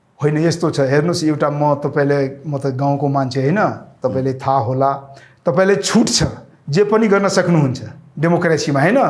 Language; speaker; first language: Nepali; non-native, local second language; Rana Tharu